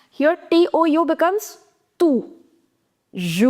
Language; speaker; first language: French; non-native, fluent; Hindi